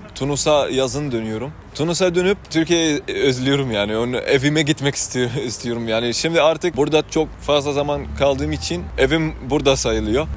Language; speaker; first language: Turkish; non-native, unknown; Arabic